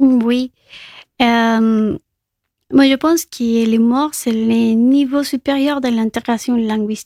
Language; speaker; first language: French; non-native, fluent; Spanish